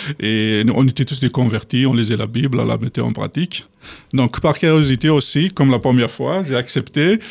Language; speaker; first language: French; non-native, local second language; Kabyle